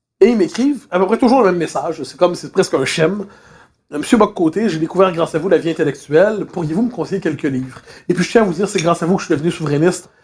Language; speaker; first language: French; native; French